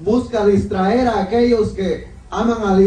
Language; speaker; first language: Spanish; native; Spanish